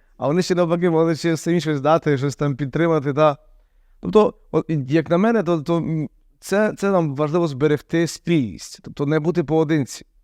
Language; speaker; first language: Ukrainian; native; Ukrainian